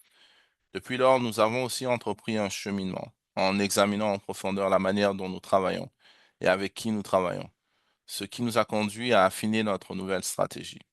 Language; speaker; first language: French; native; French